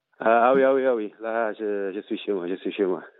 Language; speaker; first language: French; non-native, fluent; Portuguese